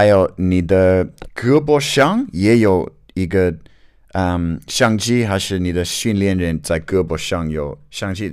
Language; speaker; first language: Chinese; non-native, learner; English